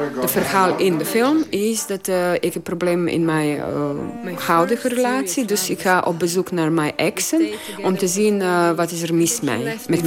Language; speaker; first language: Dutch; non-native, learner; Croatian